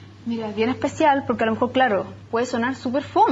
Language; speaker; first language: Spanish; native; Spanish